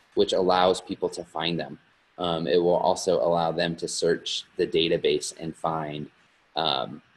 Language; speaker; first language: English; native; English